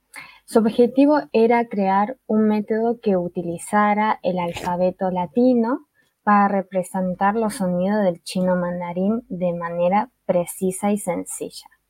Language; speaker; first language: Spanish; early bilingual, other home language; Chinese